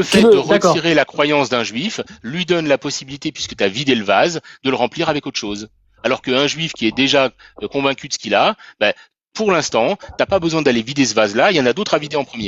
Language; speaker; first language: French; native; French